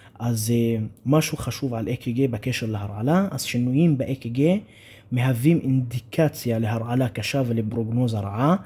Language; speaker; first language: Hebrew; non-native, local second language; Arabic